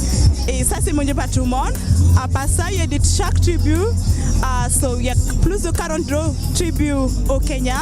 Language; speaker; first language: French; non-native, fluent; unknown